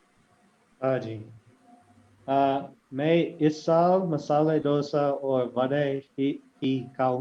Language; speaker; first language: Hindi; non-native, learner; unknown